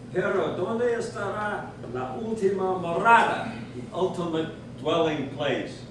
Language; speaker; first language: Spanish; non-native, learner; English